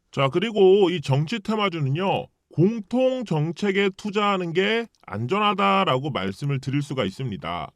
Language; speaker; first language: Korean; early bilingual, heritage; Korean